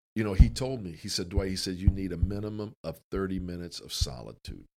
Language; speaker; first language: English; native; English